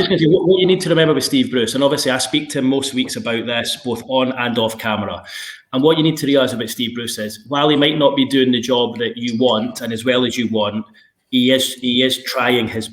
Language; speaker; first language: English; native; English